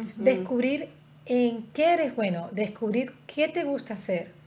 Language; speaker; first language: Spanish; native; Spanish